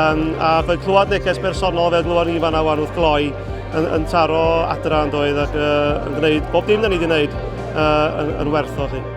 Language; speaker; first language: Welsh; native; Welsh